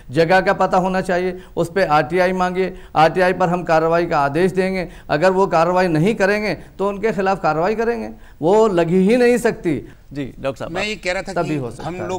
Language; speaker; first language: Hindi; native; Hindi